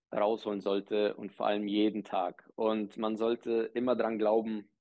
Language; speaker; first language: German; early bilingual, other home language; Czech